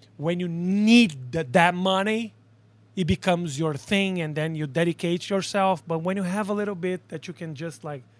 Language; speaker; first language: English; non-native, fluent; Portuguese